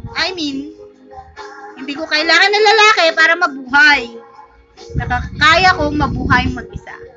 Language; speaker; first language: Filipino; native; Filipino